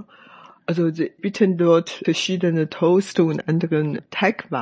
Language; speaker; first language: German; non-native, fluent; Chinese